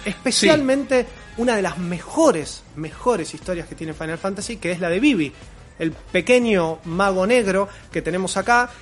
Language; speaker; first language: Spanish; native; Spanish